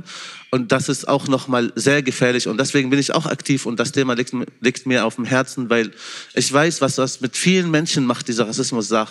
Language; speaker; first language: German; non-native, fluent; Arabic